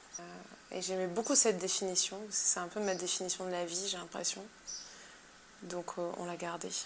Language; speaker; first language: French; native; French